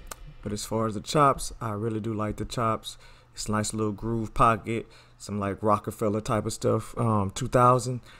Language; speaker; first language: English; native; English